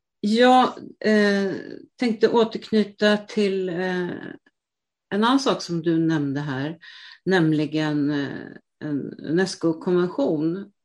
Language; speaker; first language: Swedish; native; Swedish